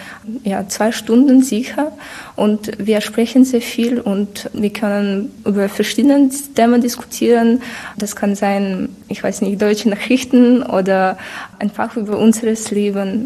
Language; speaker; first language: German; non-native, fluent; Ukrainian